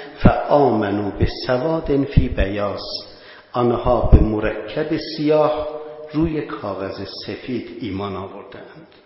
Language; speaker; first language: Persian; non-native, local second language; Azerbaijani